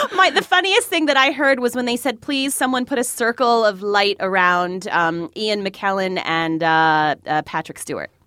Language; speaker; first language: English; native; English